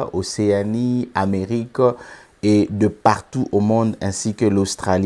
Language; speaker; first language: French; non-native, local second language; Lingala